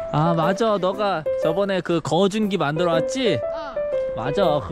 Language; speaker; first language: Korean; native; Korean